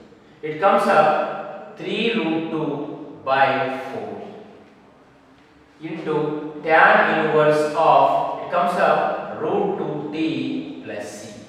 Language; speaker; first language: English; non-native, local second language; Kannada